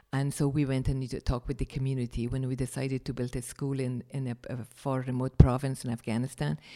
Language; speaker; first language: English; non-native, fluent; Persian